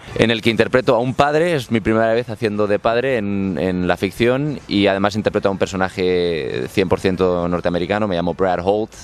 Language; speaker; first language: Spanish; native; Spanish